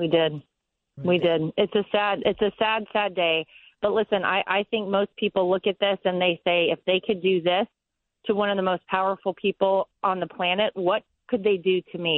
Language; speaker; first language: English; native; English